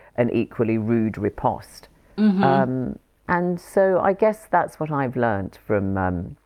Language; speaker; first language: English; native; English